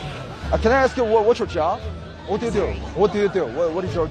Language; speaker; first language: English; non-native, fluent; Korean